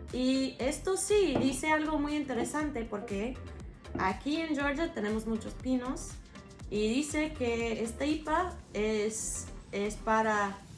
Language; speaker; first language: Spanish; non-native, fluent; English